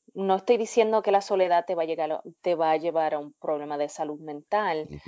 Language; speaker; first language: Spanish; native; Spanish